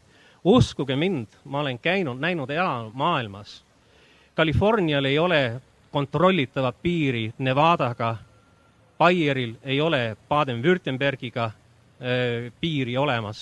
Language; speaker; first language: Estonian; early bilingual, heritage; Estonian